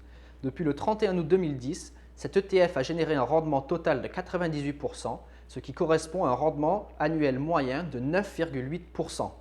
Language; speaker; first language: French; native; French